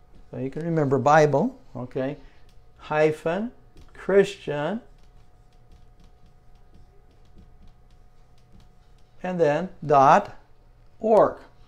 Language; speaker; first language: English; native; English